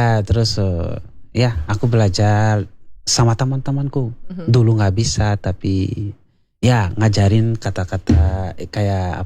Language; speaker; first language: Indonesian; non-native, learner; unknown